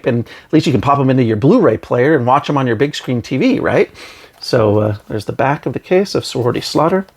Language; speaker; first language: English; native; English